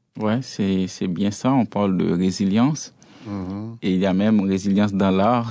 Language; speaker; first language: French; non-native, local second language; Haitian Creole